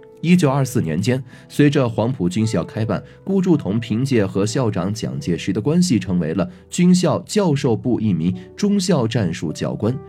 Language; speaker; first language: Chinese; native; Chinese